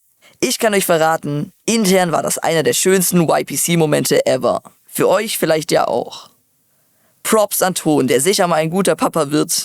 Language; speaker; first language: German; native; German